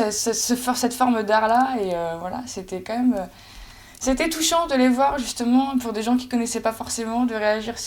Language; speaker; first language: French; native; French